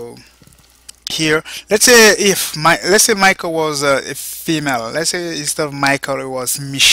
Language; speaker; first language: English; non-native, fluent; French